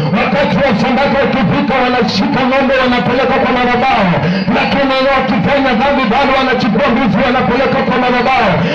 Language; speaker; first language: Swahili; non-native, local second language; Kamba